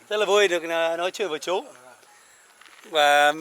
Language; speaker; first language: Vietnamese; non-native, learner; English